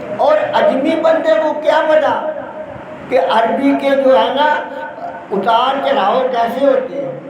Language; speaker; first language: Urdu; non-native, local second language; Punjabi